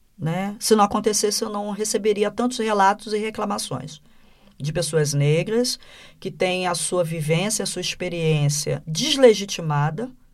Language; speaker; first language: Portuguese; native; Portuguese